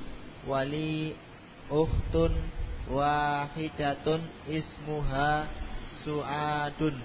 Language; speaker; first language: Arabic; non-native, learner; Indonesian